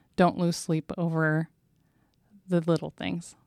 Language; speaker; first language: English; native; English